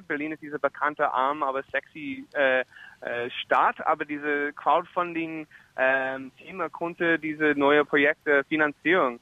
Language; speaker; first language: German; non-native, fluent; English